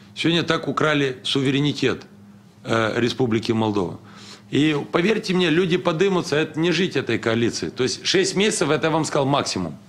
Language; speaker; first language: Russian; non-native, local second language; Romanian